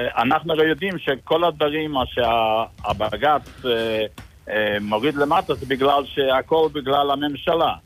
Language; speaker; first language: Hebrew; non-native, learner; English